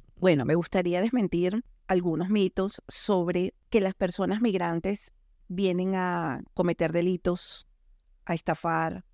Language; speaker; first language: Spanish; native; Spanish